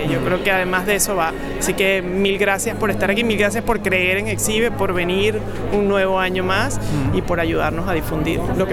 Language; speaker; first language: Spanish; native; Spanish